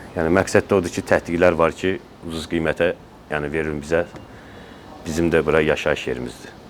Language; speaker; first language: Azerbaijani; native; Azerbaijani